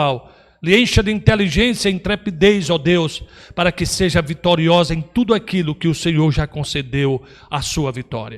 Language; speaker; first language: Portuguese; native; Portuguese